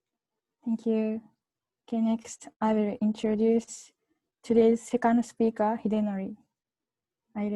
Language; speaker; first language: English; non-native, learner; Japanese